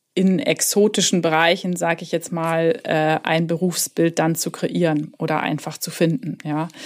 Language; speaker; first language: German; native; German